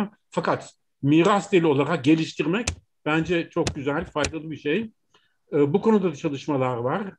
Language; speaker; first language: Turkish; non-native, fluent; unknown